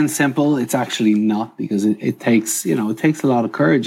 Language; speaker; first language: English; native; English